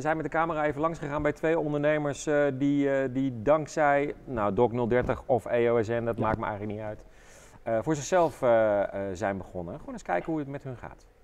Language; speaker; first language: Dutch; native; Dutch